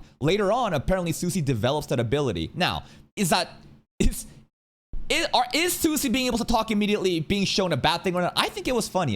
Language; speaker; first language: English; native; English